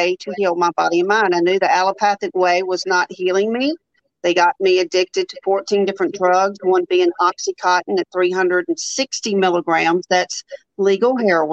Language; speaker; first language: English; native; English